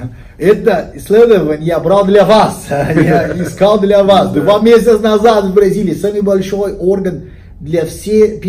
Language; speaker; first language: Russian; non-native, learner; Portuguese